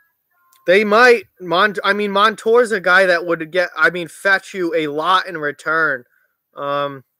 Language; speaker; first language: English; native; English